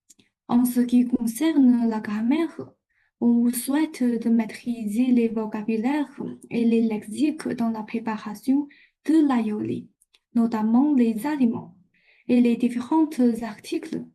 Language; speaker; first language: French; non-native, fluent; Chinese